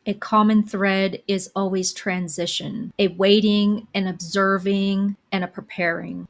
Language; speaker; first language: English; native; English